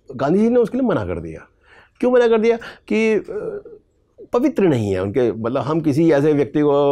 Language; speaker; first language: Hindi; native; Hindi